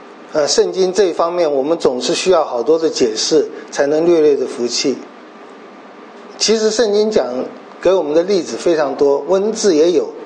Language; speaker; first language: Chinese; native; Chinese